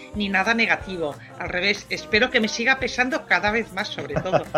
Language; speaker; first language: Spanish; non-native, fluent; French